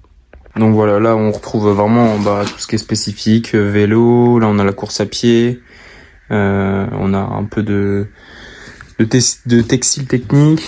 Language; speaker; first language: French; native; French